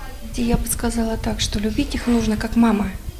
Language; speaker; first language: Russian; native; Russian